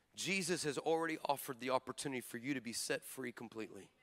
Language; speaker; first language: English; native; English